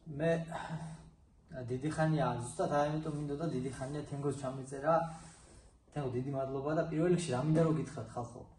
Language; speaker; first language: Georgian; early bilingual, heritage; Georgian